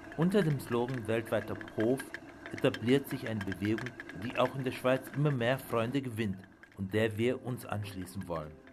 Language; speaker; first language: German; early bilingual, other home language; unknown